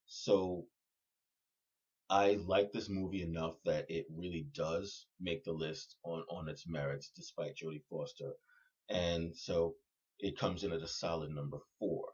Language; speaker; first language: English; native; English